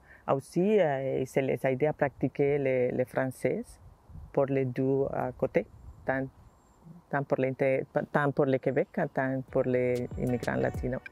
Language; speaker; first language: French; non-native, learner; Spanish